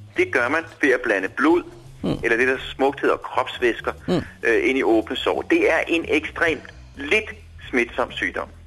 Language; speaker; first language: Danish; native; Danish